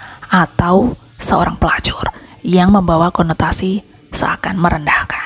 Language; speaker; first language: Indonesian; native; Indonesian